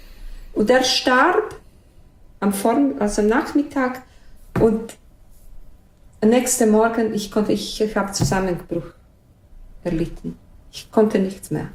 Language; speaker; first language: German; non-native, fluent; Bosnian